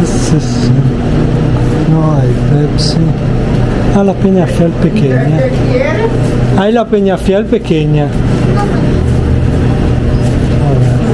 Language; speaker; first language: Spanish; non-native, fluent; Italian